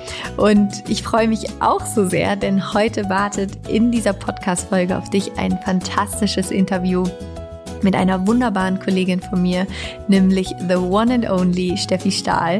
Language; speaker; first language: German; native; German